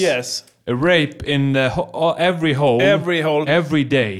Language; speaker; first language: English; non-native, fluent; Swedish